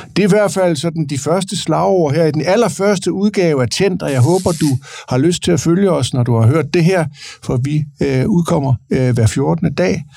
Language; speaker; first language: Danish; native; Danish